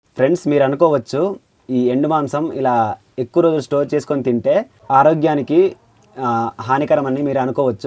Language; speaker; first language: Telugu; non-native, local second language; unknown